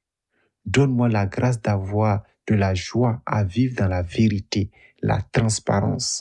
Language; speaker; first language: French; native; French